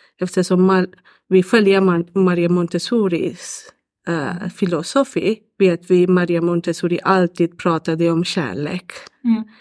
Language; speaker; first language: Swedish; non-native, learner; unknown